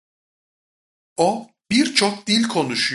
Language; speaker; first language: Turkish; native; Turkish